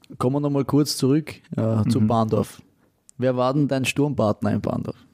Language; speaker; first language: German; native; German